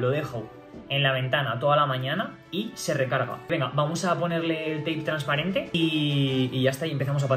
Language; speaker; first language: Spanish; native; Spanish